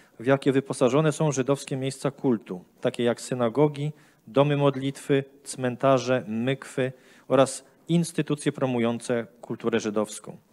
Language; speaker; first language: Polish; native; Polish